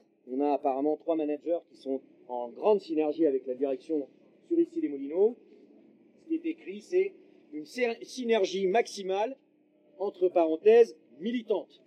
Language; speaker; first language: French; native; French